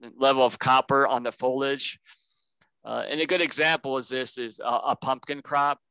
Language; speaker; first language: English; native; English